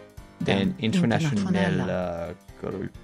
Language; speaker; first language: Swedish; non-native, learner; English